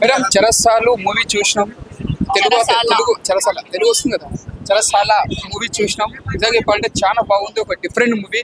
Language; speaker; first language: Telugu; native; Telugu